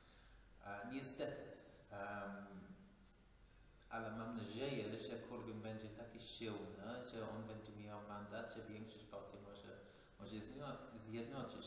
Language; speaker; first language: Polish; non-native, fluent; English